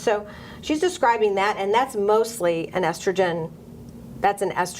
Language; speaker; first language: English; native; English